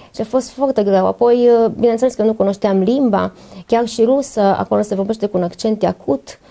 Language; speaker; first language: Romanian; native; Romanian